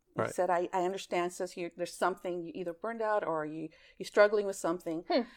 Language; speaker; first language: English; early bilingual, other home language; Greek